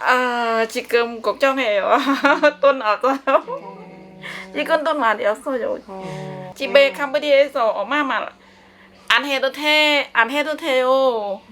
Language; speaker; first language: Korean; non-native, learner; Khmer